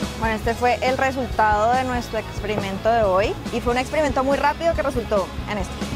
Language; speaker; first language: Spanish; native; Spanish